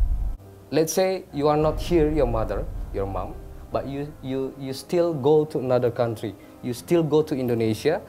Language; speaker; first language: English; non-native, learner; Indonesian